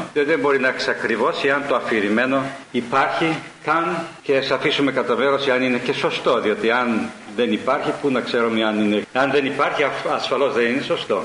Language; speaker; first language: Greek; early bilingual, heritage; Greek